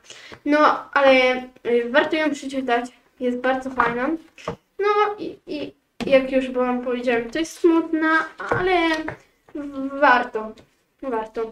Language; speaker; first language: Polish; early bilingual, heritage; Polish